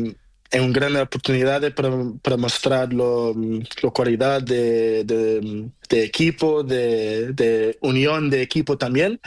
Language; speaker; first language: Spanish; non-native, learner; Portuguese